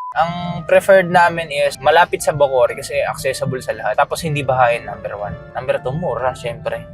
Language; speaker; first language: Filipino; native; Filipino